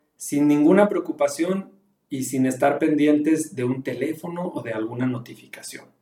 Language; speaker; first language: Spanish; native; Spanish